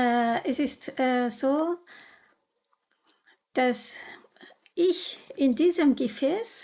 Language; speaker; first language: German; non-native, learner; Japanese